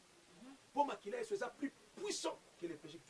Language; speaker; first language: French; non-native, local second language; Lingala